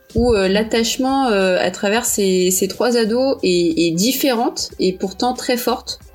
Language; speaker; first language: French; early bilingual, heritage; Portuguese